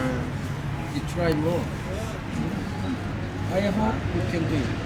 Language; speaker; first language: English; non-native, learner; Korean